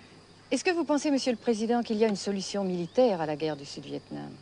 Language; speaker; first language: French; native; French